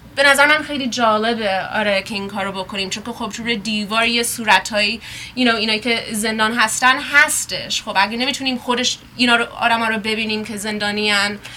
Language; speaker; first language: Persian; early bilingual, heritage; Persian